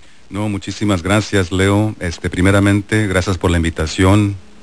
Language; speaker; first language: Spanish; early bilingual, heritage; Spanish